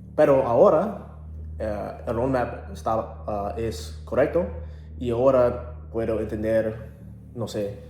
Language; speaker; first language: Spanish; non-native, learner; English